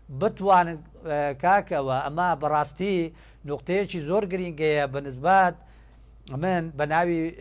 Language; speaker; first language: Central Kurdish; non-native, local second language; Turkish